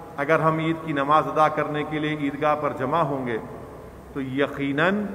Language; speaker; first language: Hindi; non-native, local second language; Urdu